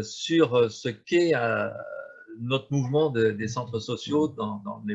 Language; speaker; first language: French; native; French